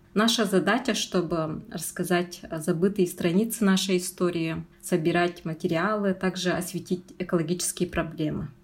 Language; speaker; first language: Russian; non-native, local second language; Yakut